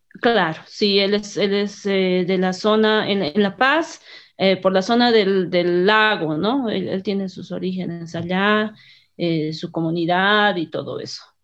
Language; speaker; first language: Spanish; native; Spanish